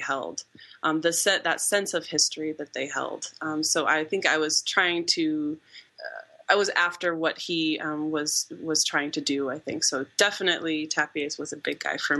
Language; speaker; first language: English; native; English